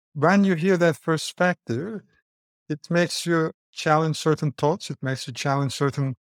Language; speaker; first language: English; non-native, fluent; Turkish